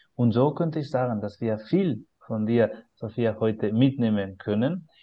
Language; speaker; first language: German; non-native, fluent; Spanish